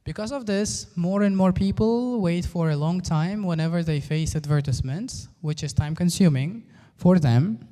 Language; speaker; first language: English; non-native, fluent; Uzbek